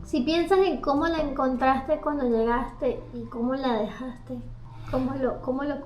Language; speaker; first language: Spanish; early bilingual, heritage; Spanish